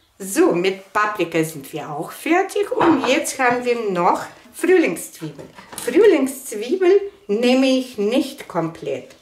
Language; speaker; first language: German; non-native, fluent; Russian